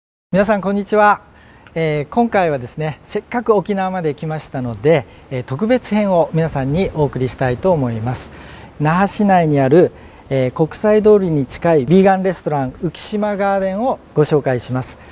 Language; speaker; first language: Japanese; native; Japanese